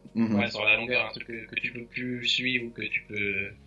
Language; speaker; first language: French; native; French